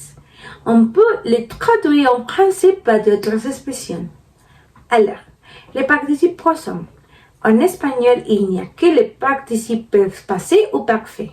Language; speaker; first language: French; non-native, learner; Spanish